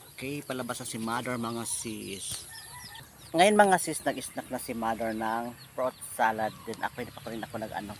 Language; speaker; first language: Filipino; native; Filipino